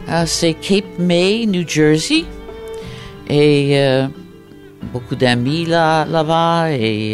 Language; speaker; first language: French; non-native, fluent; English